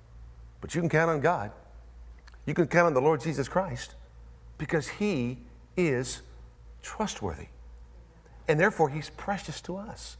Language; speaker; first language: English; native; English